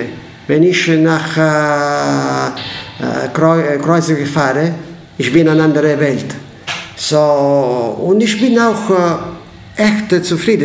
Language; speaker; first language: German; non-native, learner; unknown